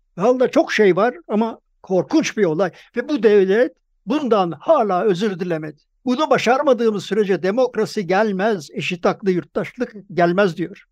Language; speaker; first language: Turkish; native; Turkish